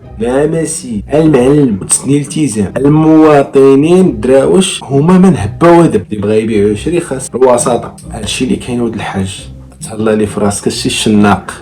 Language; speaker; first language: Arabic; native; Arabic